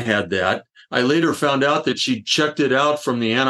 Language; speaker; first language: English; native; English